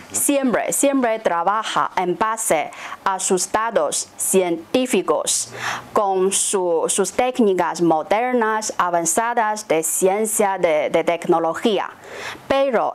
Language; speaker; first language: Spanish; non-native, fluent; Chinese